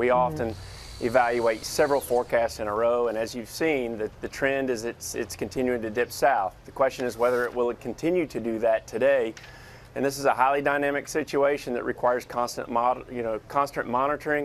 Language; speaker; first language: English; native; English